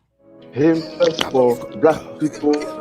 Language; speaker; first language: English; non-native, learner; French